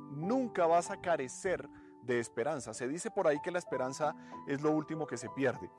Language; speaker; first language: Spanish; native; Spanish